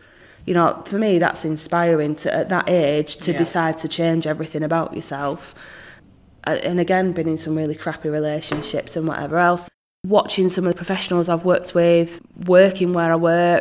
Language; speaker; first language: English; native; English